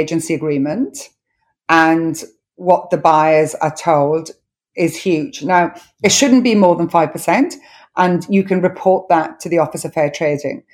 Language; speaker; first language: English; non-native, local second language; Welsh